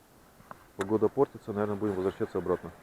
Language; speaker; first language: Russian; native; Russian